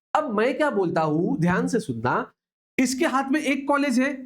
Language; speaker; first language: Hindi; non-native, local second language; Marathi